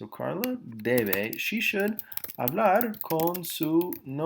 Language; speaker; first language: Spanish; non-native, fluent; English